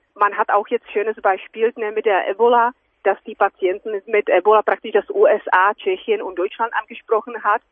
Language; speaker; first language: German; non-native, fluent; Czech